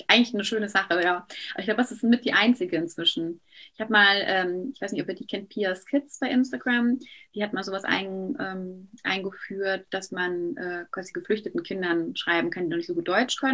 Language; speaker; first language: German; native; German